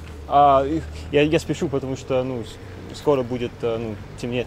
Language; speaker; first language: Russian; non-native, learner; English